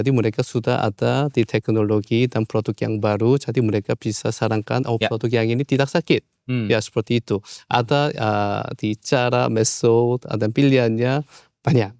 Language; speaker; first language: Indonesian; non-native, learner; Korean